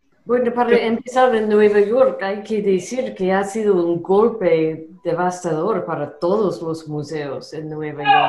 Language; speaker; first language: Spanish; non-native, fluent; English